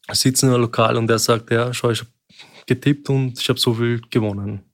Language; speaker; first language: German; early bilingual, other home language; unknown